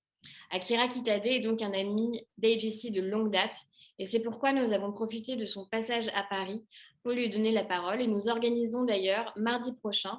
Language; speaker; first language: French; native; French